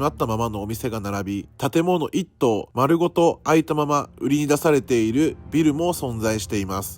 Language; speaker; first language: Japanese; native; Japanese